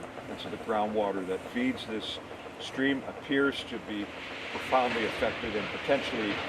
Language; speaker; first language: English; native; English